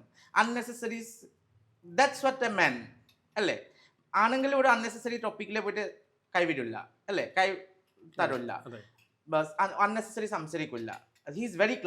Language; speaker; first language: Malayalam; non-native, fluent; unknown